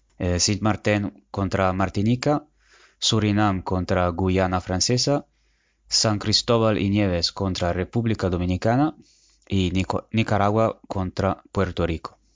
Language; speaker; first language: Spanish; non-native, fluent; Italian